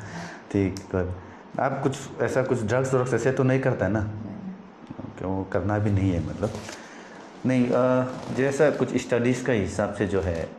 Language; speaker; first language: Hindi; non-native, local second language; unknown